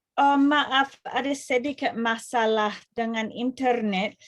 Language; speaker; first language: Indonesian; non-native, fluent; English